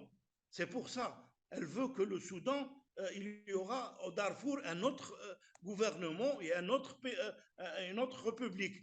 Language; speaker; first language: French; non-native, local second language; Arabic